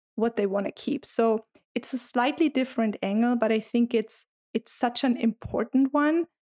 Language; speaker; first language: English; non-native, fluent; German